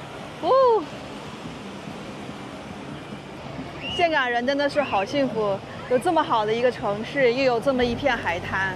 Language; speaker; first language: Chinese; native; Chinese